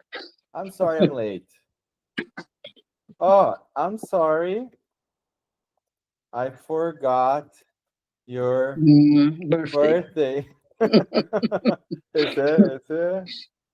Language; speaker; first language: English; non-native, fluent; Portuguese